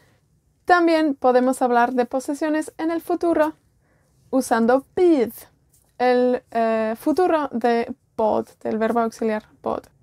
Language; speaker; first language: Spanish; non-native, fluent; Welsh